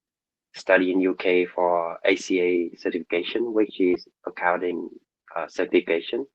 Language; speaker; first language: English; non-native, learner; Vietnamese